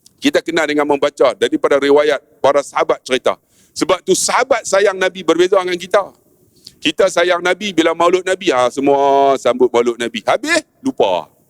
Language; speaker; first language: Malay; native; Malay